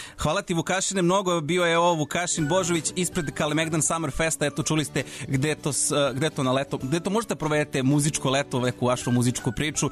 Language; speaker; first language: Serbian; native; Serbian